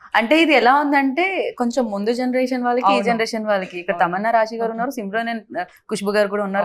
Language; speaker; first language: Telugu; native; Telugu